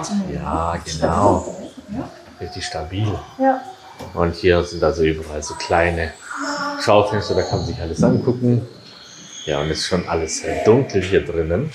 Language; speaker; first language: German; native; German